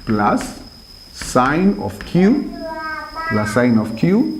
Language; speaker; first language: English; non-native, local second language; Swahili